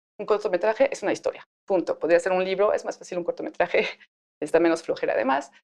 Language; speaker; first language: Spanish; non-native, fluent; French